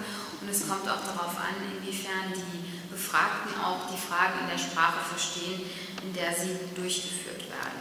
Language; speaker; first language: German; early bilingual, other home language; Turkish